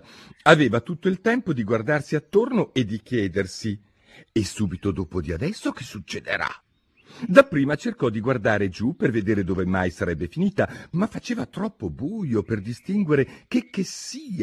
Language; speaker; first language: Italian; native; Italian